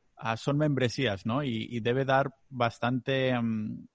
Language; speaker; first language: Spanish; non-native, local second language; Catalan